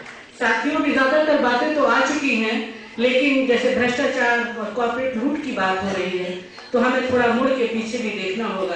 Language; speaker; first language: Hindi; native; Hindi